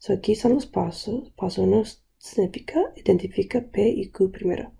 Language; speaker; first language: Spanish; non-native, local second language; English